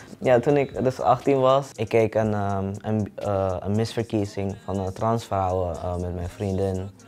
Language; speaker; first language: Dutch; early bilingual, other home language; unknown